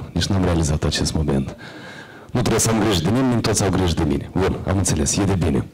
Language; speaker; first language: Romanian; native; Romanian